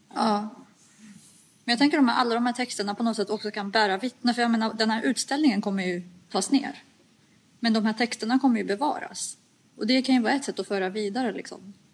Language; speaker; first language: Swedish; early bilingual, other home language; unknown